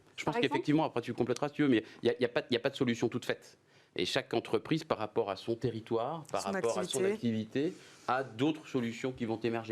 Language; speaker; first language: French; native; French